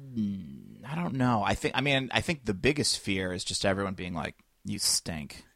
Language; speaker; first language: English; native; English